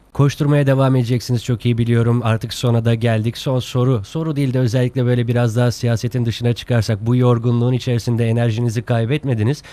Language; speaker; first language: Turkish; native; Turkish